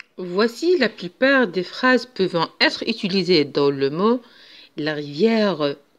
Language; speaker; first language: French; non-native, local second language; Arabic